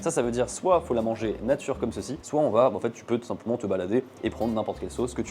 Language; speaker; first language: French; native; French